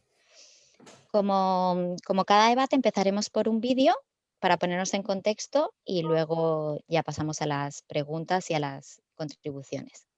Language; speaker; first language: Spanish; native; Spanish